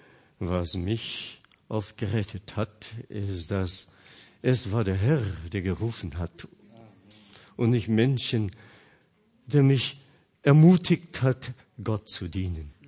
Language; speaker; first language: German; non-native, fluent; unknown